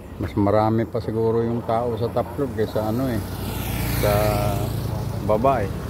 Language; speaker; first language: Filipino; non-native, local second language; Waray